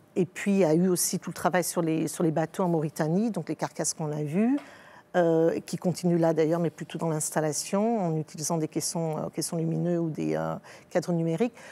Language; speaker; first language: French; native; French